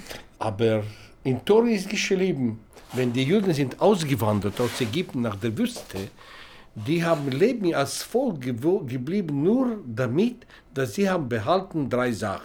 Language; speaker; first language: German; non-native, learner; Russian